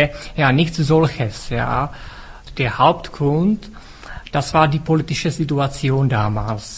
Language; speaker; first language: German; non-native, fluent; Czech